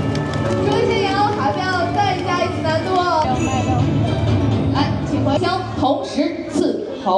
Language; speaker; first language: Chinese; native; Chinese